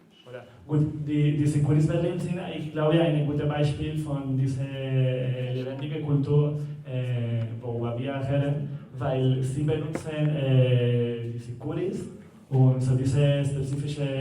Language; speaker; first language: German; non-native, learner; Spanish